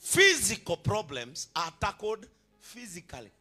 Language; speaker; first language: English; non-native, local second language; Swahili